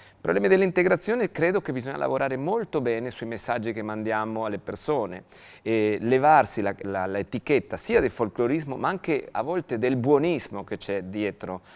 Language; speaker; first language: Italian; non-native, fluent; Spanish